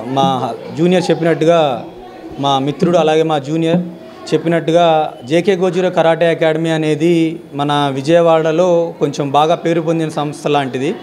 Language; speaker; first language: Telugu; native; Telugu